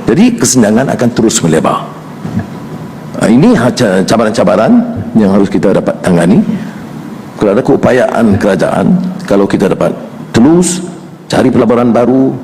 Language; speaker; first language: Malay; native; Malay